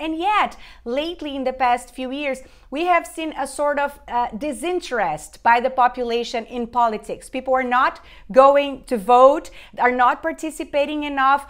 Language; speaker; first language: English; non-native, fluent; Portuguese